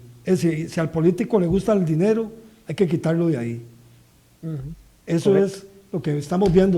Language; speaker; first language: Spanish; native; Spanish